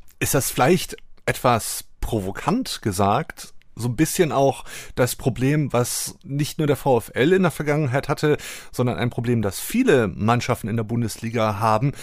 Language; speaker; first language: German; native; German